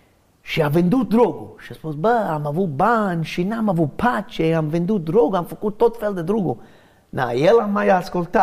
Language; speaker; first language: Romanian; non-native, learner; English